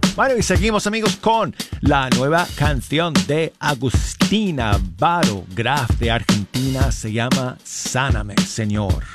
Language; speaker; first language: Spanish; non-native, fluent; English